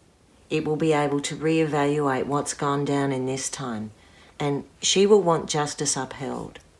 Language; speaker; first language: English; native; English